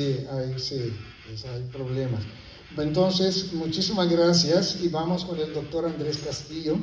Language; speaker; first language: Spanish; non-native, fluent; Papiamento